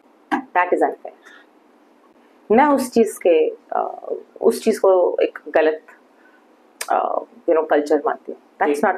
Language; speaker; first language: Hindi; native; Hindi